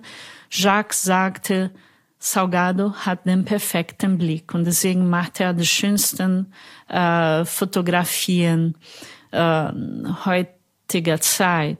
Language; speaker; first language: German; non-native, fluent; Portuguese